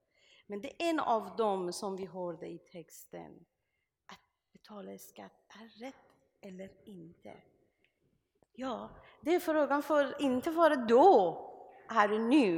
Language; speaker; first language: Swedish; non-native, learner; Persian